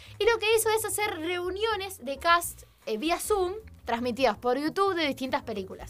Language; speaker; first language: Spanish; native; Spanish